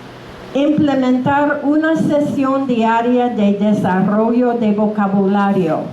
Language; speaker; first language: Spanish; non-native, fluent; English